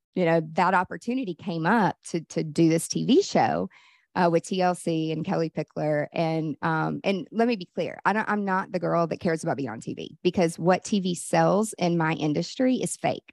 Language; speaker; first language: English; native; English